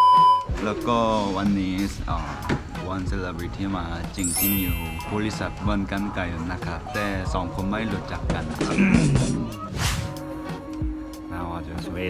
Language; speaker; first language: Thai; non-native, fluent; Korean